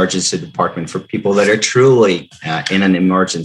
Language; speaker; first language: English; non-native, fluent; Dutch